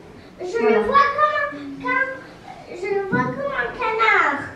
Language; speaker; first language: French; non-native, local second language; Arabic